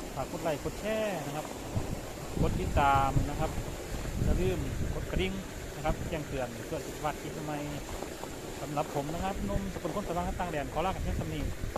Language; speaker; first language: Thai; native; Thai